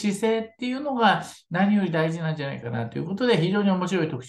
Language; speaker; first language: Japanese; native; Japanese